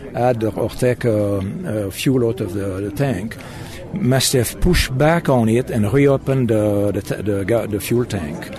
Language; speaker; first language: English; non-native, fluent; German